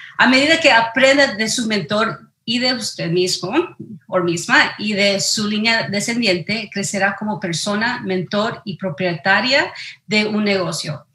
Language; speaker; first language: Spanish; early bilingual, heritage; Spanish